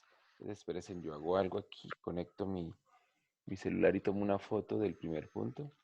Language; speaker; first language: Spanish; native; Spanish